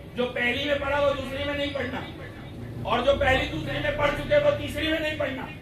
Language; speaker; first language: Urdu; native; Urdu